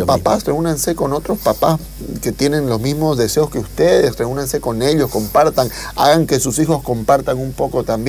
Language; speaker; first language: Spanish; native; Spanish